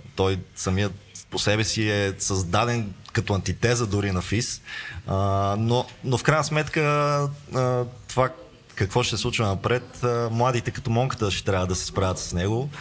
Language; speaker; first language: Bulgarian; native; Bulgarian